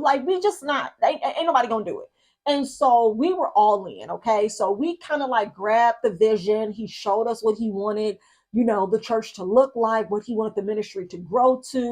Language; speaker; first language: English; native; English